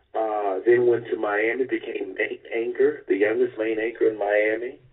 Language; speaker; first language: English; native; English